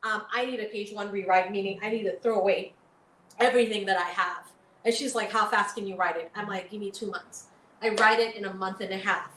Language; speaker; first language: English; early bilingual, other home language; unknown